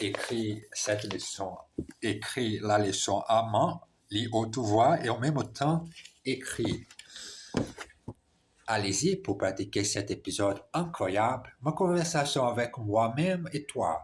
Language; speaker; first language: French; non-native, learner; Portuguese